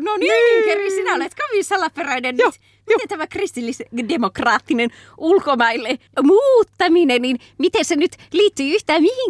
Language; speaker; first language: Finnish; native; Finnish